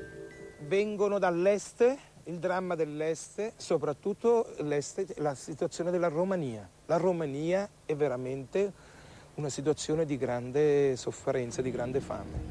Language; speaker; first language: Italian; native; Italian